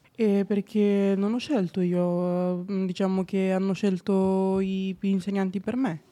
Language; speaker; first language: Italian; non-native, fluent; Bulgarian